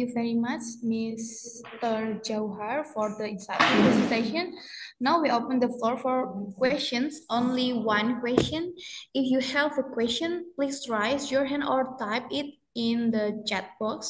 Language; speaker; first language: English; non-native, fluent; Indonesian